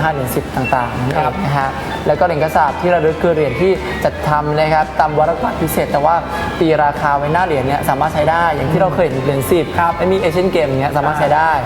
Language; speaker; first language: Thai; native; Thai